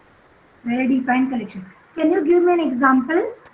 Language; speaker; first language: English; non-native, local second language; Marathi